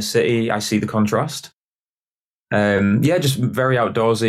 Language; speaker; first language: English; native; English